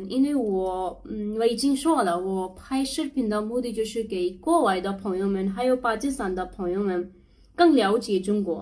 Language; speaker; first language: Chinese; non-native, learner; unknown